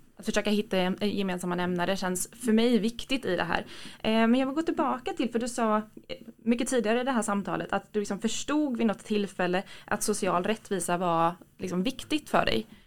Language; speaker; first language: Swedish; native; Swedish